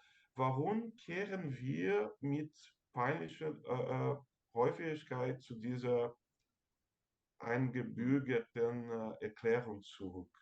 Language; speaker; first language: German; non-native, fluent; Portuguese